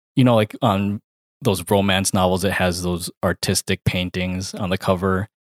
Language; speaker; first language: English; early bilingual, other home language; Filipino